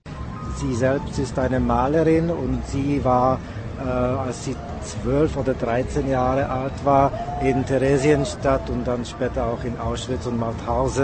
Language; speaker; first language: German; non-native, fluent; Czech